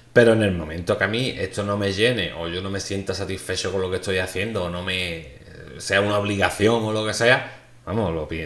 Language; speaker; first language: Spanish; native; Spanish